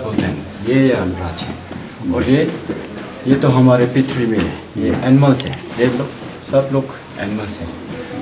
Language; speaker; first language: Hindi; non-native, learner; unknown